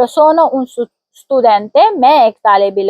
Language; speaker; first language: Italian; non-native, fluent; Urdu